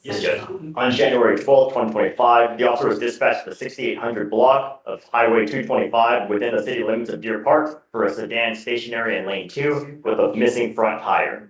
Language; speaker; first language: English; native; English